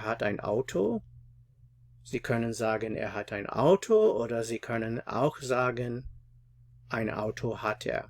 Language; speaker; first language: German; non-native, fluent; English